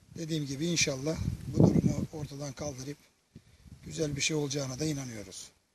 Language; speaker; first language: Turkish; native; Turkish